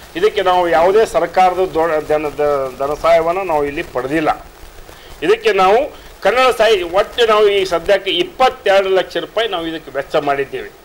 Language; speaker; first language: Kannada; native; Kannada